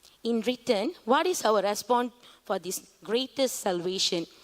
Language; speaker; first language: English; non-native, local second language; Tamil